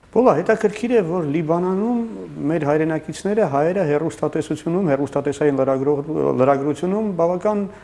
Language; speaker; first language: Armenian; native; Armenian